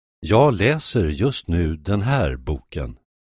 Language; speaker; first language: Swedish; non-native, fluent; Persian